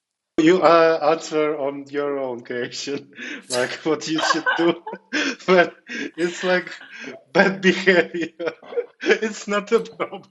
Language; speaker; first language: English; non-native, fluent; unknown